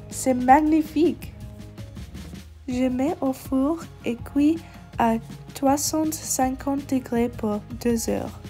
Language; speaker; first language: French; non-native, learner; English